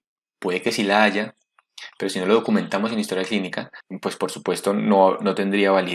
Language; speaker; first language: Spanish; native; Spanish